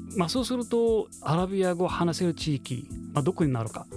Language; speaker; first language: Japanese; non-native, fluent; Arabic